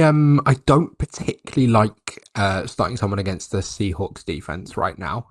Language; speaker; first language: English; native; English